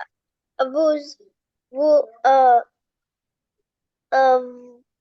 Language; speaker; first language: French; non-native, learner; Arabic